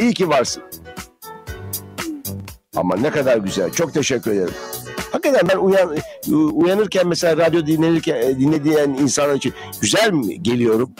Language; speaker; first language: Turkish; native; Turkish